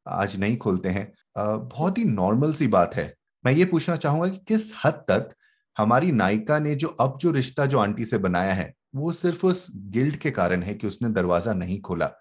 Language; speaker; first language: Hindi; native; Hindi